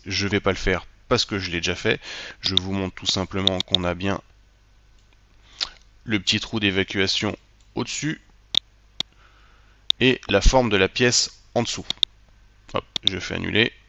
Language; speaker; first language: French; native; French